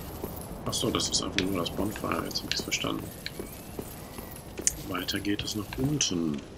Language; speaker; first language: German; native; German